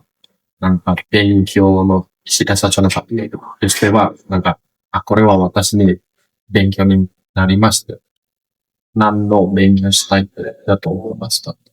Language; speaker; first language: Japanese; non-native, learner; Indonesian